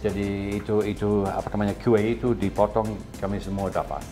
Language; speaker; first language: Indonesian; non-native, fluent; English